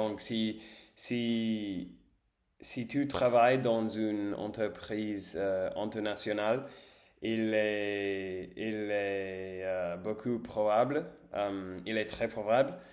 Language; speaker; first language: French; non-native, learner; English